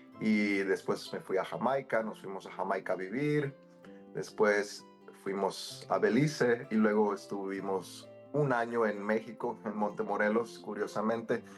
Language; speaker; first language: Spanish; early bilingual, heritage; Spanish